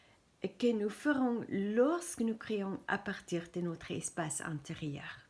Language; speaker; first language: French; non-native, fluent; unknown